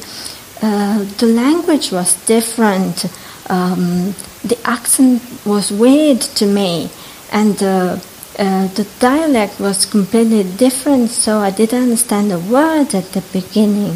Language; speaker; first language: English; non-native, fluent; Italian